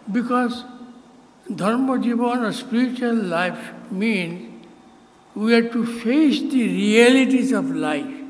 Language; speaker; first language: English; non-native, local second language; Bangla